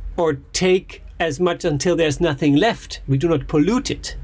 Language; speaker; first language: English; non-native, fluent; Dutch